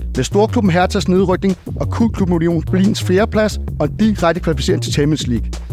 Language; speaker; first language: Danish; native; Danish